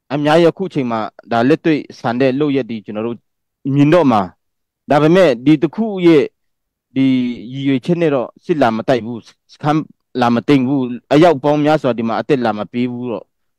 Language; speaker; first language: Burmese; non-native, local second language; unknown